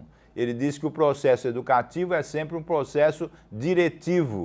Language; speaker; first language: Portuguese; native; Portuguese